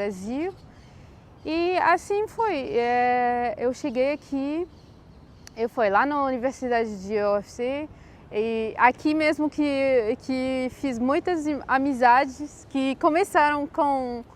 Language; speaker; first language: Portuguese; non-native, fluent; Arabic